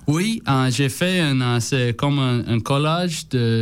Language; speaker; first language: French; non-native, learner; English